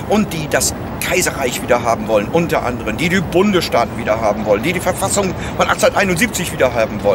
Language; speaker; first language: German; native; German